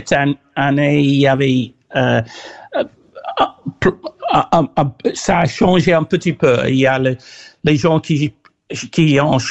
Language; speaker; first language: French; non-native, fluent; English